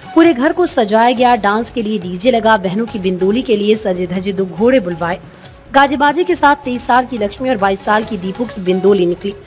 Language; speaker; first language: Hindi; native; Hindi